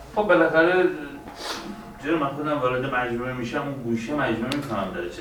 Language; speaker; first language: Persian; native; Persian